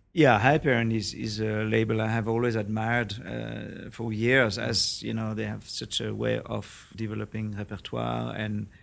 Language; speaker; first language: English; non-native, fluent; French